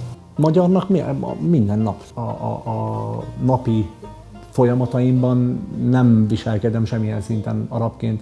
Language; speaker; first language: Hungarian; early bilingual, other home language; Arabic